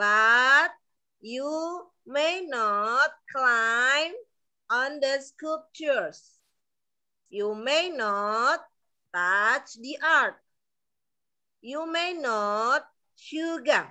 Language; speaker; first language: English; non-native, learner; Indonesian